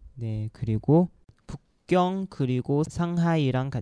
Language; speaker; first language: Korean; non-native, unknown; Chinese